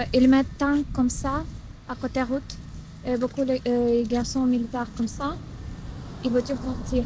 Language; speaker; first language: French; non-native, learner; Ukrainian